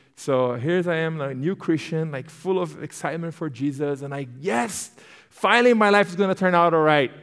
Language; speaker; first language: English; non-native, fluent; Portuguese